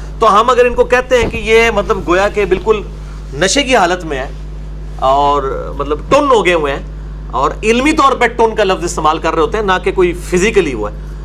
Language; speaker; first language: Urdu; non-native, local second language; Punjabi